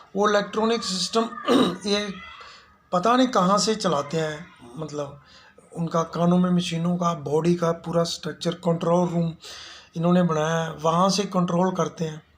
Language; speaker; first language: Hindi; non-native, local second language; Punjabi